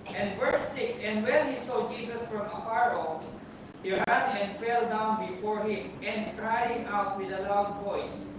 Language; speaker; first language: English; non-native, local second language; Filipino